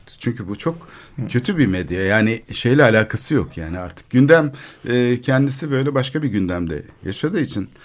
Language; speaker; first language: Turkish; native; Turkish